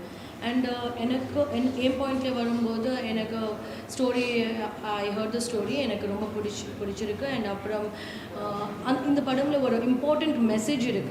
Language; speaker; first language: Tamil; non-native, learner; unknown